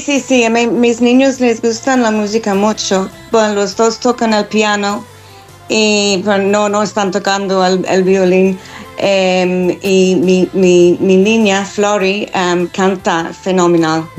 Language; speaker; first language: Spanish; non-native, fluent; English